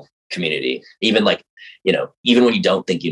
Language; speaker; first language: English; native; English